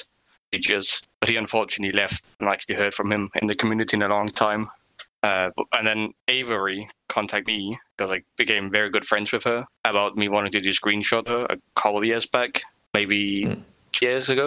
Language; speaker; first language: English; non-native, fluent; Danish